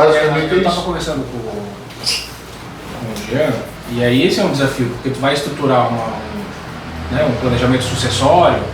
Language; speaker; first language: Portuguese; native; Portuguese